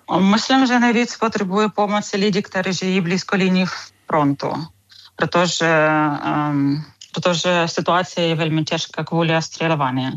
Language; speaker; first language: Czech; non-native, fluent; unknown